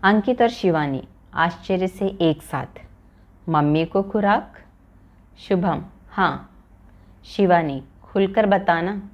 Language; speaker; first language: Hindi; non-native, local second language; Malayalam